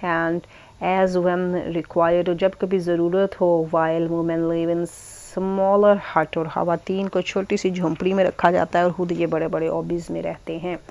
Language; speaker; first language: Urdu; non-native, local second language; Punjabi